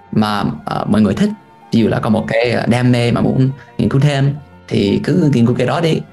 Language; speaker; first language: Vietnamese; non-native, fluent; English